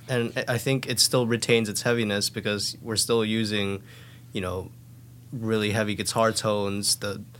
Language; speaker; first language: English; non-native, fluent; Thai